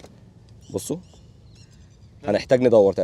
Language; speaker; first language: Arabic; native; Arabic